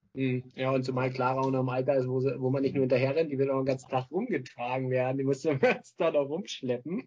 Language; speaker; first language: German; native; German